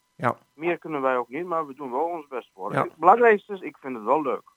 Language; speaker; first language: Dutch; non-native, fluent; Arabic